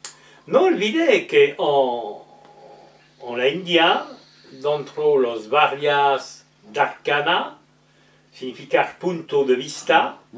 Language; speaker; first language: Spanish; non-native, learner; French